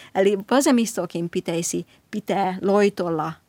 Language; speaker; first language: Finnish; non-native, fluent; Hungarian